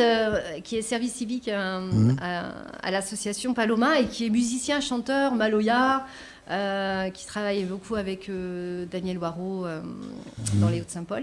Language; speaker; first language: French; native; French